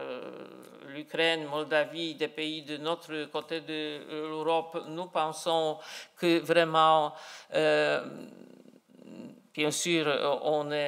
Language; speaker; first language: French; non-native, fluent; Polish